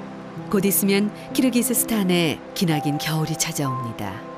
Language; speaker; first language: Korean; native; Korean